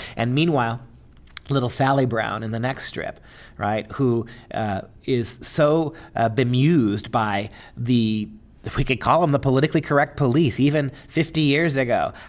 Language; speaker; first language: English; native; English